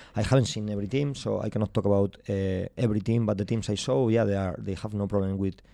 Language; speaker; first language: English; non-native, fluent; Spanish